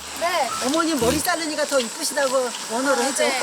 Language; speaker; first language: Korean; non-native, learner; Norwegian